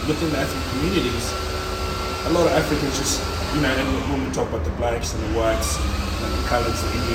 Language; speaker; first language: English; non-native, local second language; Nyanja